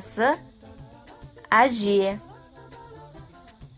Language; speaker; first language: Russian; non-native, fluent; Kazakh